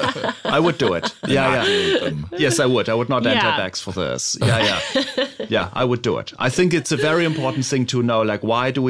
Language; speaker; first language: English; non-native, fluent; German